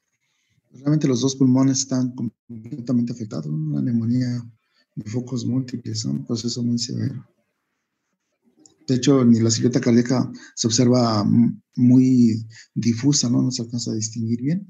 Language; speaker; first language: Spanish; native; Spanish